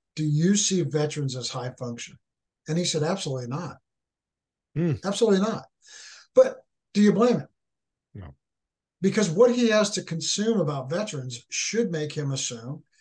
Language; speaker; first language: English; native; English